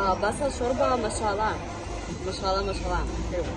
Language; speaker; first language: Arabic; non-native, learner; Russian